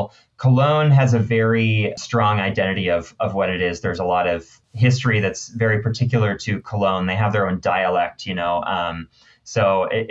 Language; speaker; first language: English; native; English